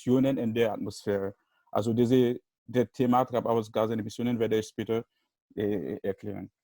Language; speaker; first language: German; non-native, learner; Haitian Creole